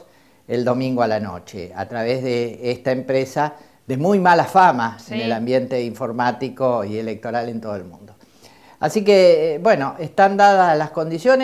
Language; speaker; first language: Spanish; native; Spanish